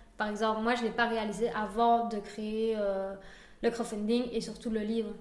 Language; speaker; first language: French; early bilingual, other home language; Spanish